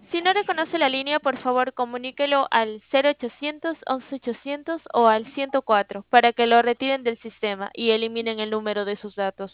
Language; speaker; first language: Spanish; native; Spanish